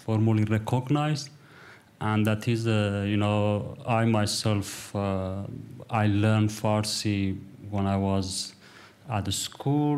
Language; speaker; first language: English; non-native, fluent; Kurdish